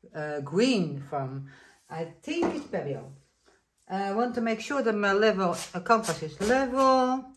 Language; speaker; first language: English; non-native, fluent; Dutch